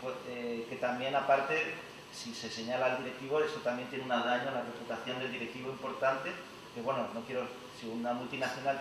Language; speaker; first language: Spanish; native; Spanish